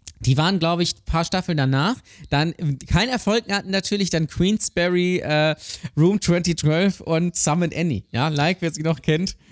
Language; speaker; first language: German; native; German